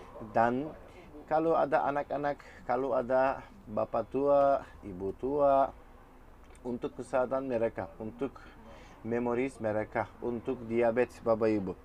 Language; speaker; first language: Indonesian; non-native, fluent; Turkish